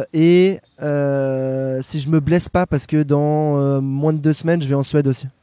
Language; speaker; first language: French; native; French